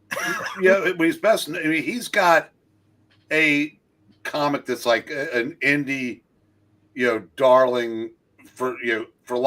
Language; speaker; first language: English; native; English